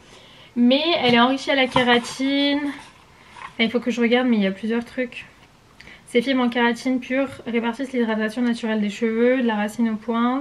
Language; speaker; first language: French; native; French